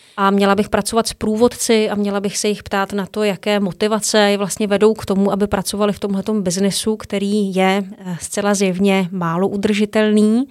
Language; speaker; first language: Czech; native; Czech